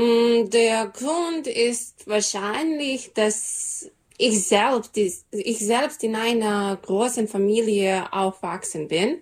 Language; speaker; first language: German; non-native, fluent; Serbian